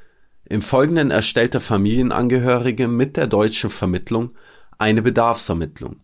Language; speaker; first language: German; native; German